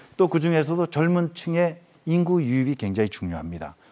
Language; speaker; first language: Korean; native; Korean